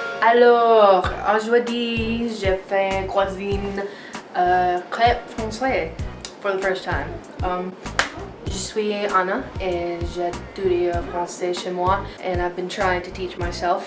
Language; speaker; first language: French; non-native, learner; English